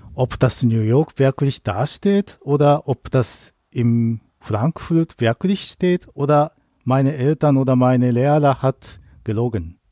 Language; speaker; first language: German; non-native, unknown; Japanese